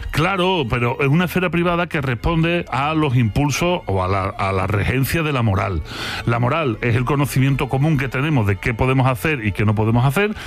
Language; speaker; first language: Spanish; native; Spanish